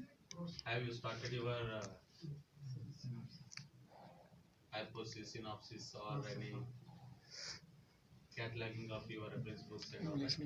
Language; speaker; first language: English; non-native, local second language; Telugu